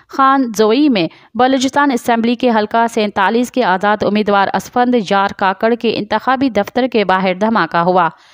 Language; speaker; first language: Urdu; non-native, local second language; Sindhi